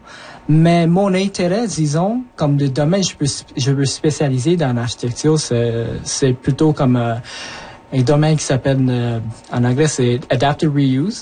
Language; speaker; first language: French; early bilingual, other home language; Japanese